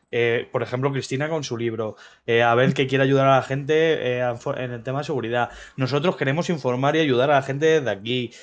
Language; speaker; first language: Spanish; native; Spanish